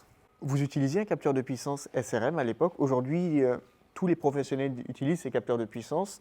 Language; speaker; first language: French; native; French